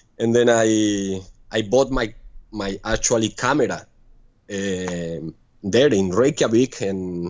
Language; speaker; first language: English; non-native, fluent; Spanish